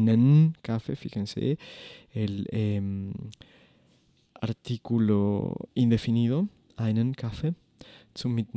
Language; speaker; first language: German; non-native, fluent; Spanish